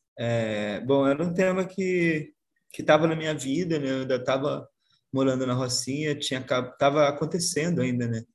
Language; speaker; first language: Portuguese; native; Portuguese